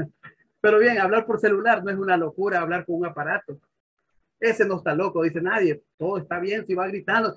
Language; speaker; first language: Spanish; native; Spanish